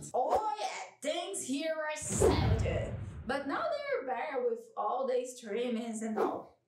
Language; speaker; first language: English; non-native, fluent; Portuguese